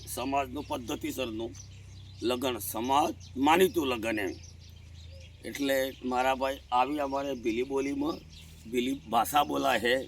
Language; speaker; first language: Gujarati; non-native, local second language; Bhili